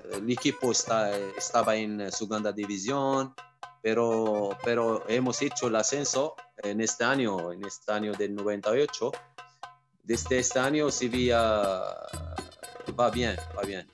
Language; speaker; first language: Spanish; non-native, fluent; Arabic